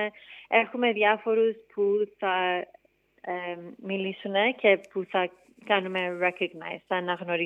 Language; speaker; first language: Greek; early bilingual, heritage; English